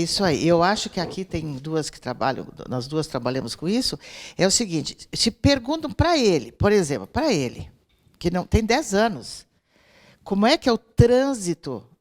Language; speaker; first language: Portuguese; native; Portuguese